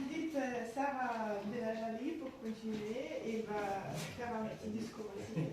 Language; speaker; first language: French; non-native, fluent; Ukrainian